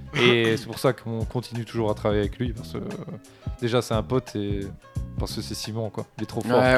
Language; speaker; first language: French; native; French